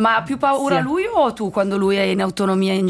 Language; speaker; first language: Italian; native; Italian